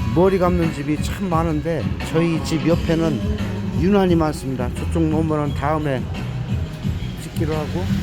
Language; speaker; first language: Korean; native; Korean